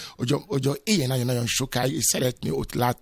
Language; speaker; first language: Hungarian; non-native, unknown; Yoruba